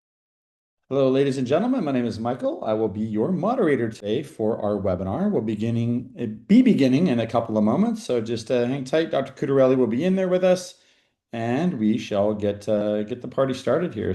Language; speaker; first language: English; native; English